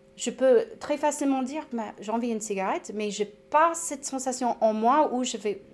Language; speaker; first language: French; non-native, fluent; English